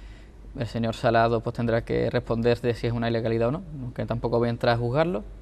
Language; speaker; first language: Spanish; native; Spanish